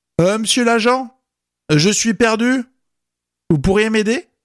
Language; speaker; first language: French; native; French